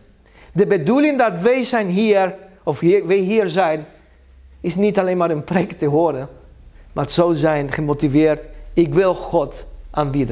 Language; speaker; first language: Dutch; non-native, learner; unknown